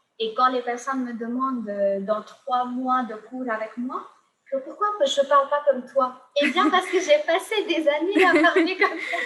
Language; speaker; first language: French; non-native, fluent; Gujarati